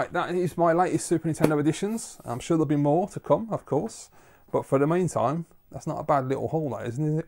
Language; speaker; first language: English; native; English